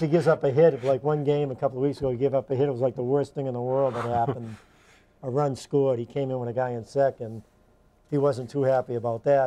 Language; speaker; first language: English; native; English